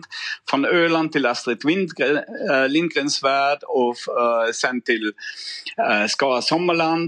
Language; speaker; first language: Swedish; non-native, fluent; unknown